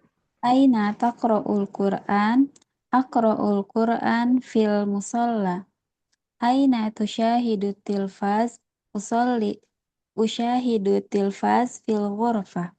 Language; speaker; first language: Arabic; non-native, learner; Indonesian